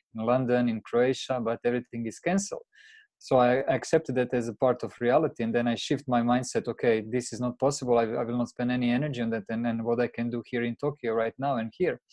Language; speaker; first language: English; non-native, fluent; Croatian